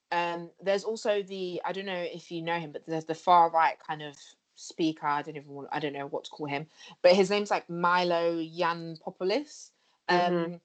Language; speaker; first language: English; native; English